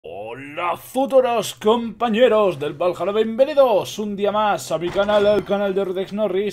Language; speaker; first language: Spanish; native; Spanish